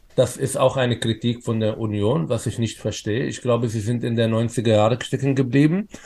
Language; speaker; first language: German; non-native, fluent; Arabic